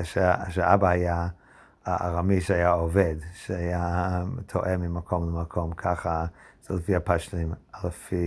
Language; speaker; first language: Hebrew; non-native, fluent; English